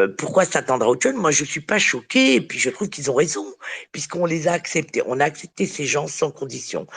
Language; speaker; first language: French; early bilingual, other home language; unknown